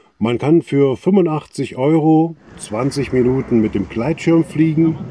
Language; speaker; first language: German; native; German